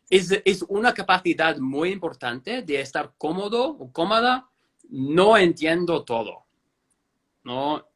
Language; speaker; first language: Spanish; non-native, fluent; English